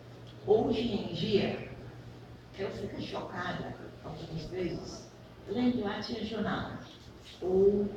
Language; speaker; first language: Portuguese; non-native, fluent; English